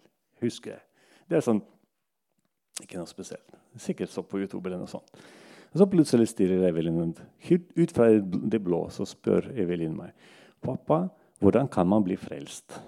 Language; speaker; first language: Norwegian; non-native, local second language; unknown